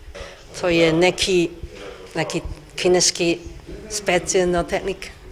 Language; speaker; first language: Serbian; non-native, learner; Chinese